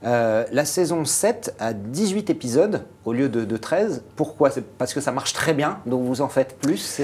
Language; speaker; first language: French; native; French